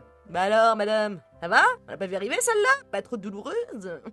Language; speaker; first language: French; native; French